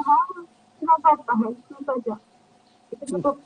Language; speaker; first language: Indonesian; non-native, learner; Turkish